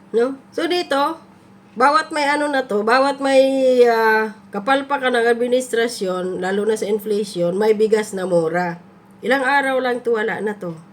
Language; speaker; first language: Filipino; non-native, local second language; Cebuano